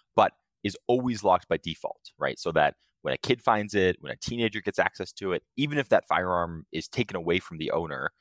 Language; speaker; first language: English; native; English